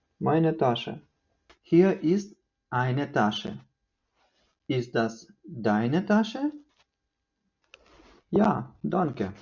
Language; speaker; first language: German; non-native, fluent; Ukrainian